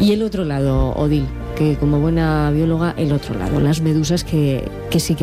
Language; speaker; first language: Spanish; native; Spanish